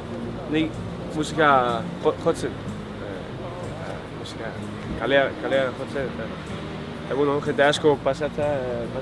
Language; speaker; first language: Basque; non-native, learner; English